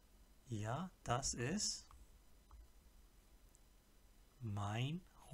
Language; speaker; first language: German; non-native, fluent; English